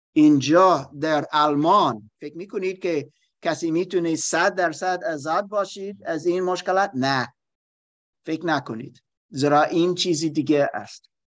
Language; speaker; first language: Persian; non-native, learner; German